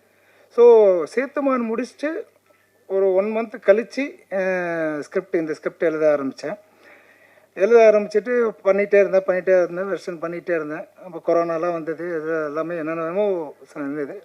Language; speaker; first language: Tamil; native; Tamil